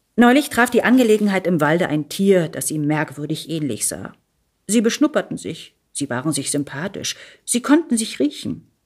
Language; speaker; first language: German; early bilingual, other home language; Italian